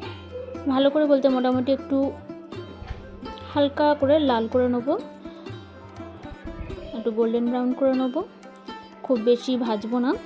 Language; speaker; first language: Bangla; native; Bangla